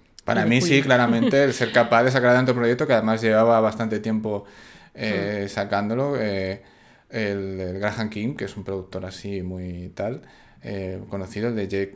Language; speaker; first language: Spanish; native; Spanish